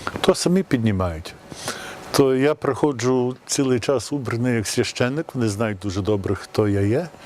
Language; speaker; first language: Ukrainian; early bilingual, heritage; Ukrainian